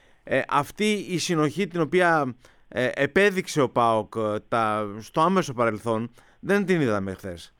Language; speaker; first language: Greek; native; Greek